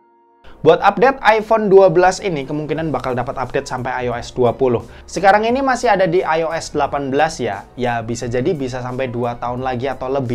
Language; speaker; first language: Indonesian; native; Indonesian